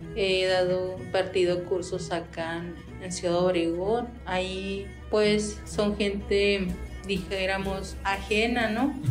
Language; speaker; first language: Spanish; non-native, local second language; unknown